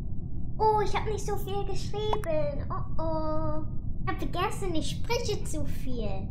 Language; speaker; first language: German; non-native, learner; English